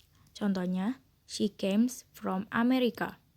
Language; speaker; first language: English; non-native, learner; Indonesian